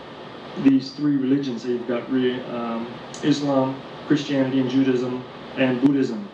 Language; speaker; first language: English; native; English